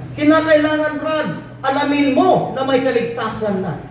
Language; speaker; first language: Filipino; non-native, local second language; Cebuano